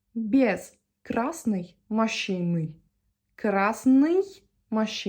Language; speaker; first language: Russian; non-native, fluent; Turkish